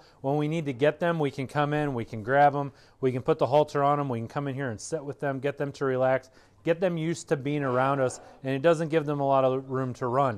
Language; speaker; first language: English; native; English